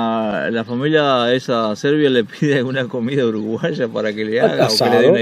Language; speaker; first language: Spanish; native; Spanish